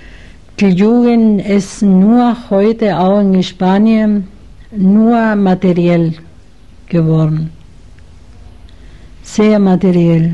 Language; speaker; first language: German; non-native, fluent; Spanish